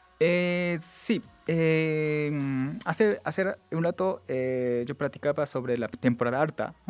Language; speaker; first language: Spanish; non-native, fluent; Japanese